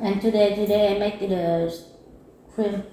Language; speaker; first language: English; non-native, learner; Vietnamese